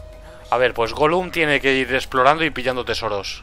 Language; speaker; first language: Spanish; native; Spanish